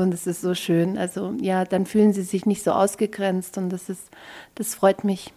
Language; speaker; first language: German; early bilingual, other home language; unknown